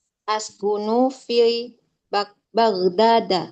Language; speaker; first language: Arabic; non-native, learner; Indonesian